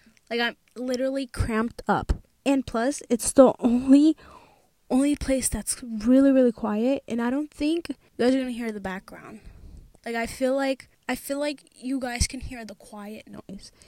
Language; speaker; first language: English; early bilingual, other home language; Spanish